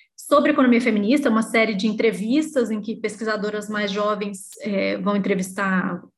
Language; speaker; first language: Portuguese; native; Portuguese